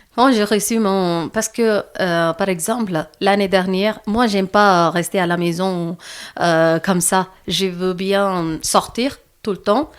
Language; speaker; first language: French; non-native, learner; Malayalam